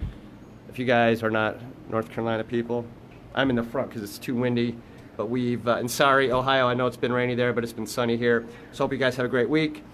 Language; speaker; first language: English; native; English